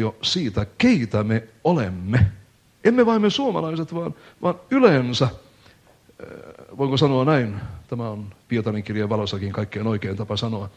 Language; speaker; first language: Finnish; native; Finnish